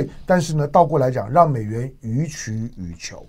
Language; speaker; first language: Chinese; native; Chinese